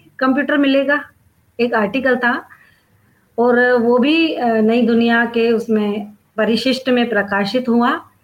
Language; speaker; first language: Hindi; non-native, local second language; Sindhi